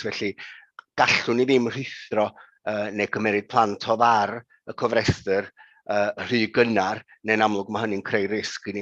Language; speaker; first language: Welsh; native; Welsh